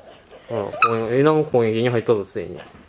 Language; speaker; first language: Japanese; native; Japanese